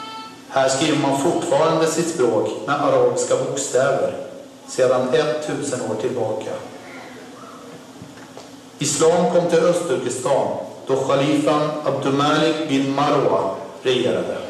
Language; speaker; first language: Swedish; non-native, fluent; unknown